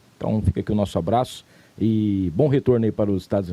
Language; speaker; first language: Portuguese; native; Portuguese